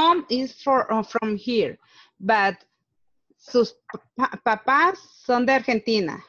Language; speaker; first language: English; non-native, learner; Spanish